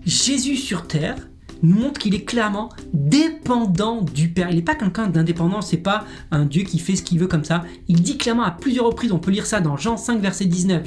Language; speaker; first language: French; native; French